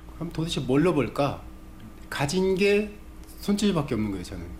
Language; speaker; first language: Korean; native; Korean